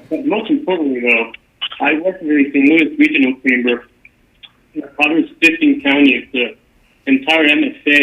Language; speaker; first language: English; non-native, fluent; Spanish